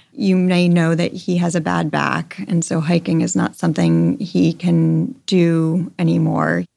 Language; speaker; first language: English; native; English